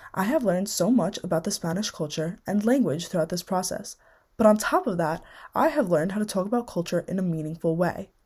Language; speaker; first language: English; native; English